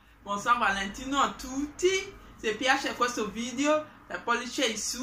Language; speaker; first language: Italian; non-native, learner; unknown